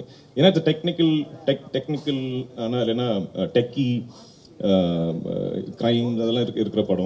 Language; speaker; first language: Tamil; non-native, fluent; Malayalam